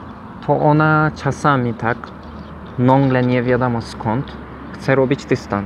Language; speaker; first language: Polish; non-native, learner; Turkish